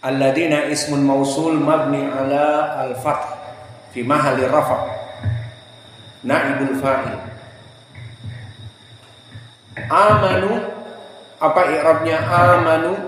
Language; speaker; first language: Arabic; non-native, fluent; Indonesian